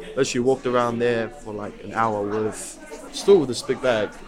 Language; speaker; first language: English; native; English